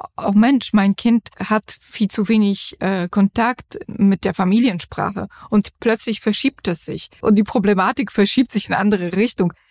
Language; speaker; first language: German; non-native, fluent; Polish